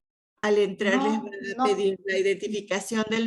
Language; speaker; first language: Spanish; native; Spanish